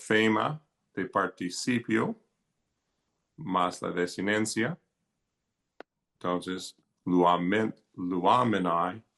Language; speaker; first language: Spanish; non-native, fluent; English